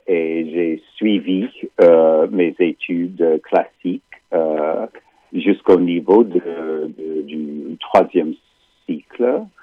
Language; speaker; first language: French; non-native, fluent; English